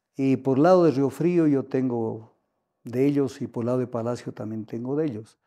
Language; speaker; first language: Spanish; native; Spanish